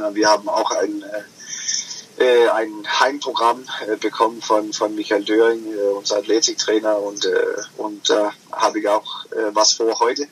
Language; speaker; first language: German; non-native, fluent; Danish